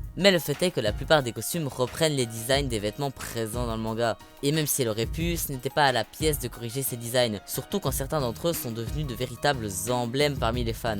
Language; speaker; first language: French; native; French